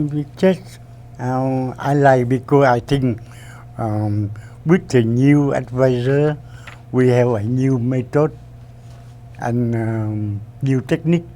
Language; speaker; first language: English; non-native, learner; Vietnamese